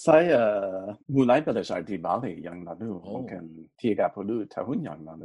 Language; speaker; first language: Indonesian; non-native, fluent; English